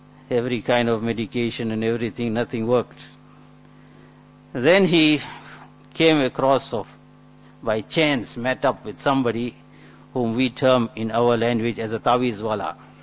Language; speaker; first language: English; native; English